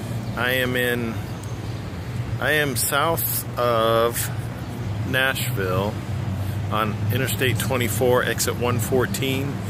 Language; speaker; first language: English; native; English